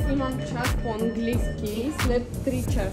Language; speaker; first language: Bulgarian; native; Bulgarian